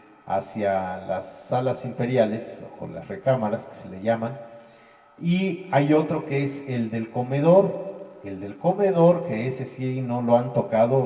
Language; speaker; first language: Spanish; native; Spanish